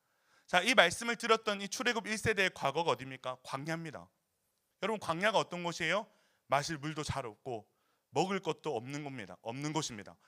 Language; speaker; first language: Korean; native; Korean